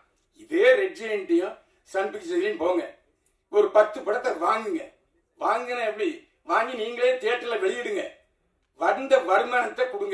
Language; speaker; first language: Tamil; native; Tamil